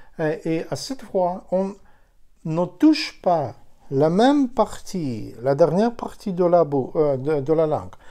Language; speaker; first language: French; non-native, learner; Ukrainian